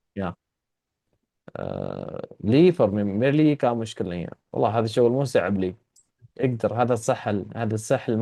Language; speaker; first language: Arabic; non-native, fluent; Urdu